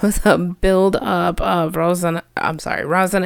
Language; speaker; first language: English; native; English